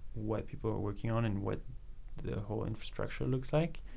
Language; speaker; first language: English; non-native, fluent; French